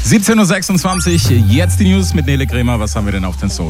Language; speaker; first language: German; native; German